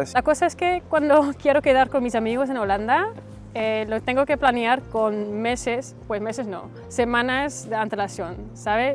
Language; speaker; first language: Spanish; non-native, fluent; Dutch